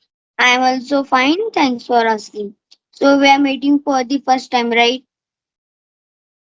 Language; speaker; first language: English; non-native, learner; Marathi